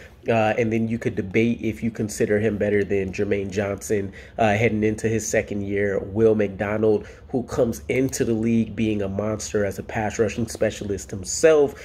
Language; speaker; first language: English; native; English